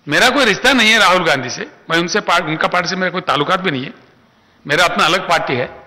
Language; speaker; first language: Hindi; non-native, local second language; Telugu